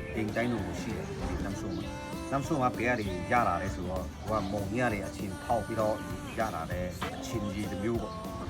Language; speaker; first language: Burmese; non-native, local second language; Shan